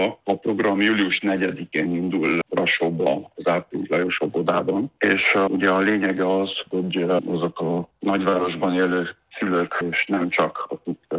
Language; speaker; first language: Hungarian; native; Hungarian